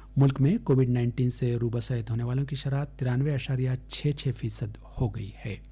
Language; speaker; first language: Urdu; native; Urdu